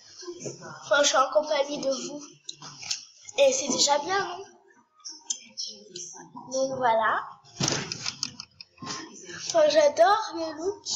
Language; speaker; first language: French; native; French